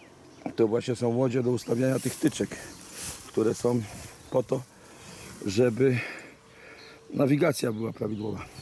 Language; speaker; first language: Polish; native; Polish